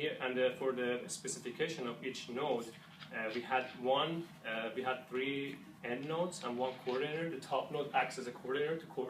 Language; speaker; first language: English; non-native, fluent; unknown